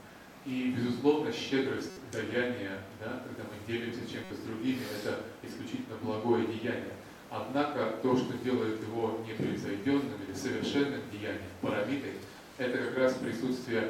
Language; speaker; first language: Russian; native; Russian